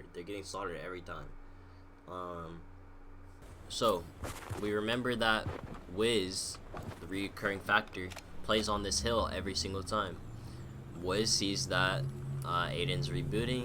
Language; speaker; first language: English; native; English